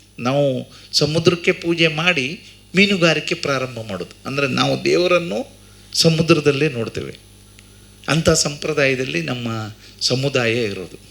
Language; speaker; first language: Kannada; native; Kannada